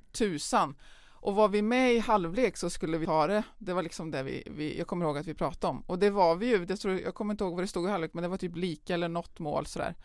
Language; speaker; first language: Swedish; native; Swedish